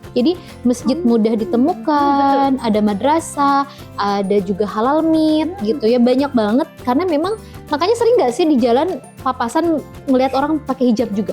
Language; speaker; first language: Indonesian; native; Indonesian